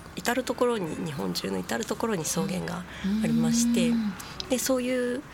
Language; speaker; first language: Japanese; native; Japanese